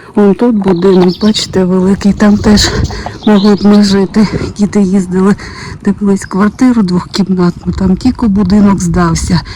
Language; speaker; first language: Ukrainian; non-native, local second language; Russian